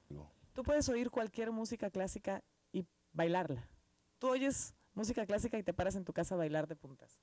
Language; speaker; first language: Spanish; native; Spanish